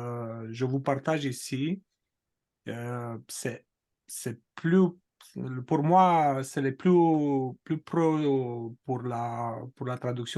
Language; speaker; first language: French; non-native, fluent; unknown